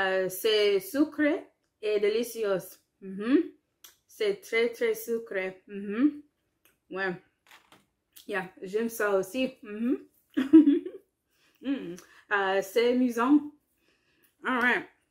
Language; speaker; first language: French; non-native, learner; English